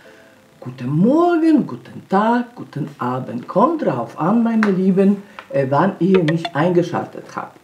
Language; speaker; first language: German; non-native, fluent; Polish